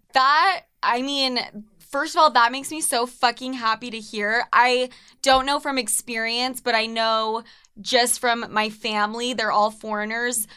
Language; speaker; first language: English; native; English